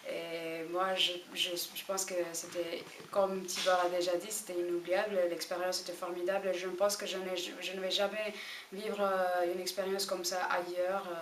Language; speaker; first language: French; non-native, fluent; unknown